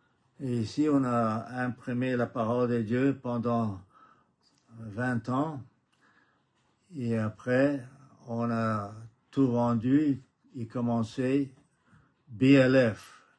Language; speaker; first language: French; non-native, fluent; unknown